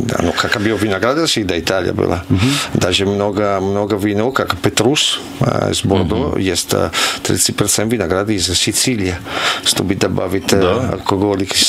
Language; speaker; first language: Russian; non-native, learner; Italian